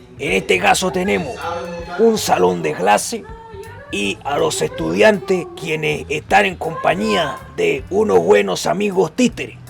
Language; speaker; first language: Spanish; native; Spanish